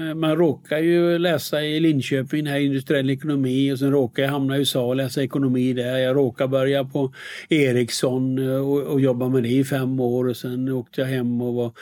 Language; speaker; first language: Swedish; native; Swedish